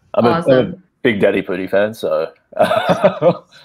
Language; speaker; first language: English; native; English